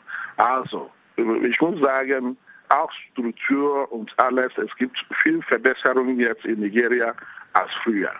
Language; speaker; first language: German; non-native, fluent; Igbo